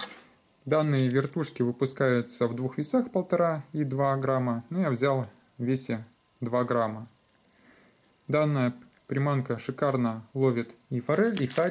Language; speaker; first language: Russian; native; Russian